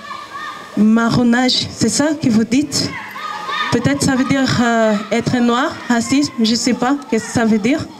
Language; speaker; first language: French; non-native, learner; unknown